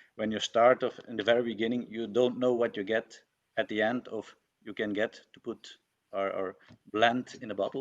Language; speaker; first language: English; non-native, fluent; Dutch